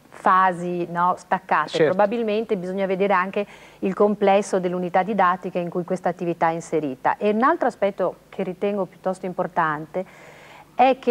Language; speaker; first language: Italian; native; Italian